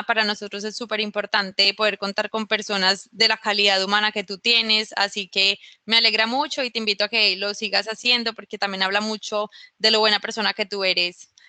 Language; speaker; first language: Spanish; native; Spanish